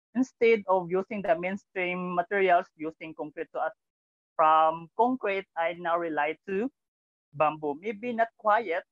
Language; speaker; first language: English; non-native, local second language; Cebuano